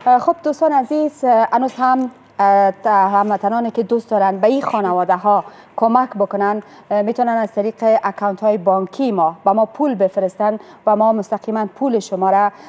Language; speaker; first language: Persian; native; Persian